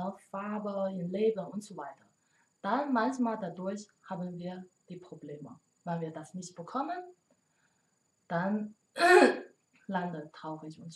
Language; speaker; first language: German; non-native, learner; Chinese